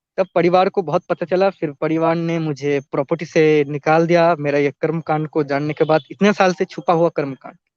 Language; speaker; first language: Hindi; native; Hindi